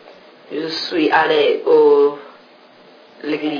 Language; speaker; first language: French; non-native, learner; English